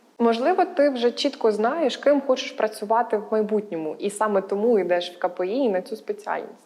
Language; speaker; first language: Ukrainian; native; Ukrainian